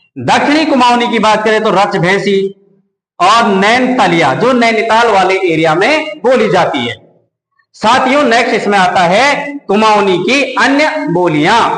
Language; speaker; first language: Hindi; native; Hindi